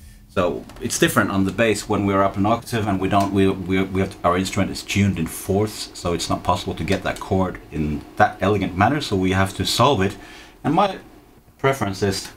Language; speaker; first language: English; non-native, fluent; Norwegian